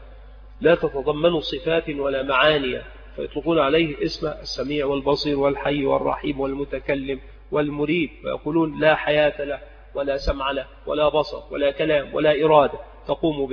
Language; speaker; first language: Arabic; native; Arabic